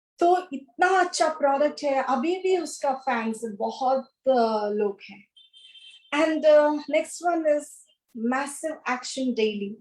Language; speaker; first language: Hindi; non-native, local second language; Kannada